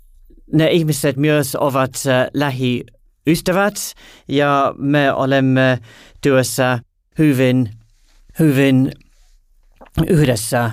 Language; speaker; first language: Finnish; non-native, learner; English